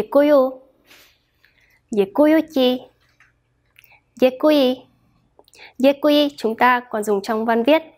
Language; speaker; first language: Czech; non-native, fluent; Vietnamese